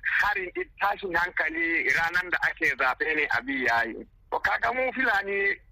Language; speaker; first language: Hausa; non-native, local second language; Fula